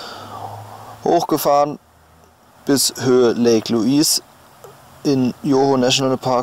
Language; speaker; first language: German; native; German